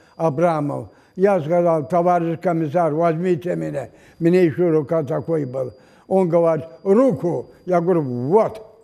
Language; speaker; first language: Russian; non-native, local second language; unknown